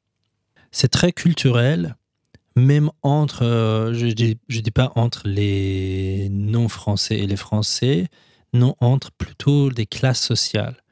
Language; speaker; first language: French; non-native, fluent; Persian